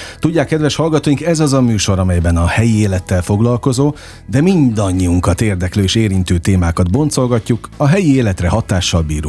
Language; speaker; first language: Hungarian; native; Hungarian